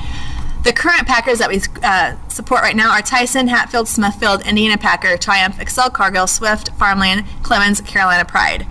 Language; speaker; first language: English; native; English